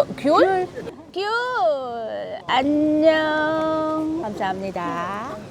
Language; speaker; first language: Korean; non-native, learner; Filipino